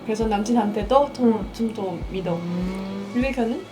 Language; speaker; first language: Korean; non-native, learner; Indonesian